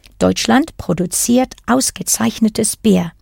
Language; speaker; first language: German; non-native, fluent; English